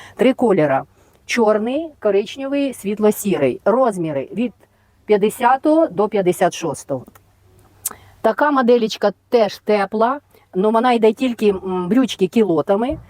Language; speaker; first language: Ukrainian; native; Ukrainian